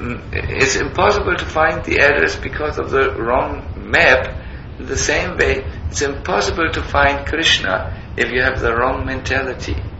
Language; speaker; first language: English; non-native, fluent; German